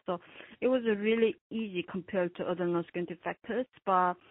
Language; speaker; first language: English; non-native, fluent; Korean